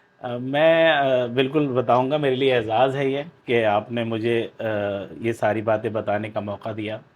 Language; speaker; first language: Urdu; native; Urdu